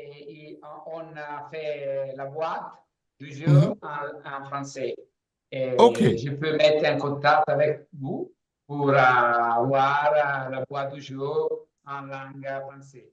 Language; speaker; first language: French; non-native, learner; Italian